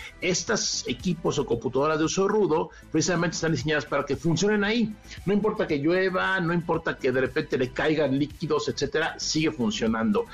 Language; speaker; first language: Spanish; native; Spanish